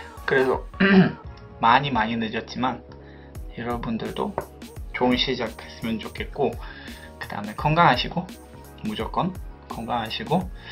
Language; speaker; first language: Korean; non-native, fluent; Polish